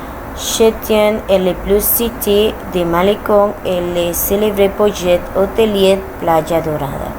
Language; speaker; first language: French; non-native, learner; Spanish